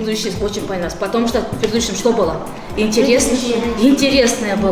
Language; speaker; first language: Russian; non-native, local second language; Kazakh